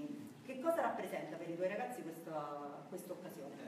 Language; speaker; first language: Italian; native; Italian